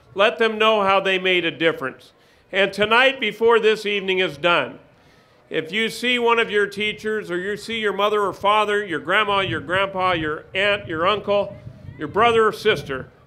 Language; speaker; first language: English; native; English